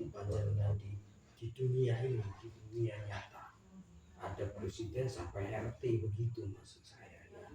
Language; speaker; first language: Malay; non-native, local second language; Javanese